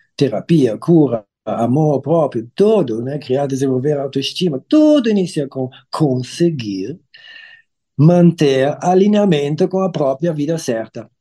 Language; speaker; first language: Portuguese; non-native, fluent; German